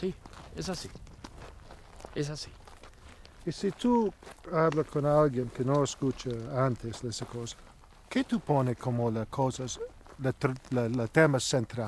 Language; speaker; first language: Spanish; non-native, learner; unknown